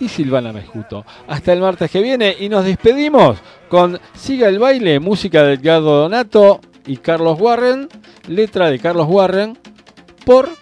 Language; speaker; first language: Spanish; native; Spanish